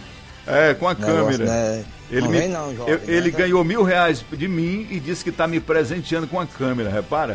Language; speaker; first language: Portuguese; native; Portuguese